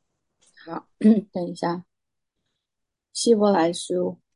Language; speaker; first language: Chinese; native; Chinese